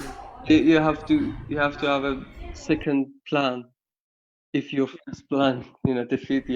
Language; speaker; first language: English; non-native, learner; Persian